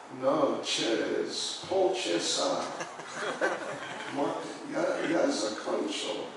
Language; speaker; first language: Russian; non-native, learner; English